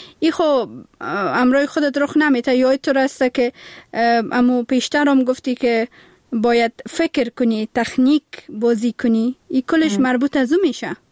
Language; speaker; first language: Persian; native; Persian